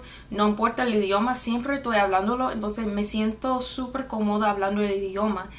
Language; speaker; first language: Spanish; non-native, fluent; English